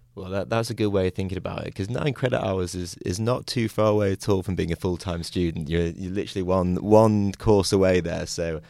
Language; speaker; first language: English; native; English